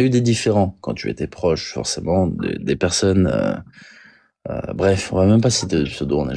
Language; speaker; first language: French; native; French